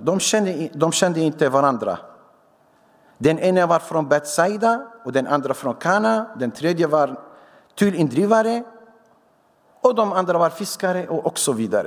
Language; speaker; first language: Swedish; non-native, fluent; Syriac